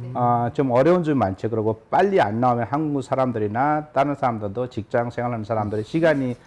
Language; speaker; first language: Korean; non-native, fluent; Nepali